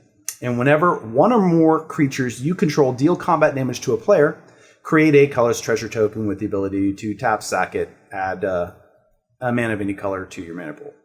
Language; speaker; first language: English; native; English